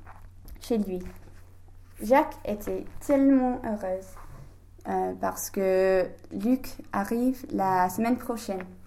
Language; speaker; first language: French; non-native, learner; English